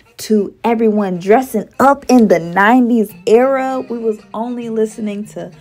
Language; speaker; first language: English; native; English